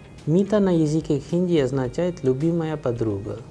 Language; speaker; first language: Russian; non-native, fluent; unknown